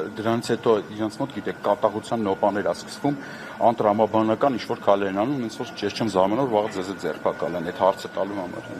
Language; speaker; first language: Armenian; native; Armenian